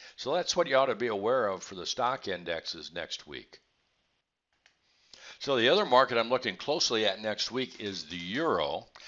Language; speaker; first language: English; native; English